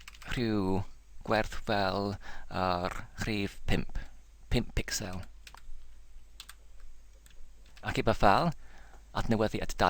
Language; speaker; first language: Welsh; non-native, learner; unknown